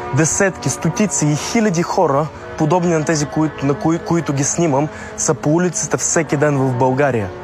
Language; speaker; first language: Bulgarian; early bilingual, other home language; Russian